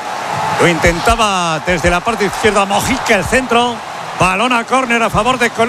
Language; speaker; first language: Spanish; native; Spanish